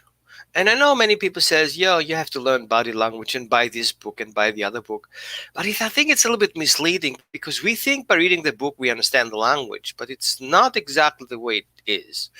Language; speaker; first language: English; non-native, fluent; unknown